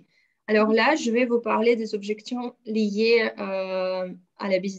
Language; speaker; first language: French; non-native, fluent; Russian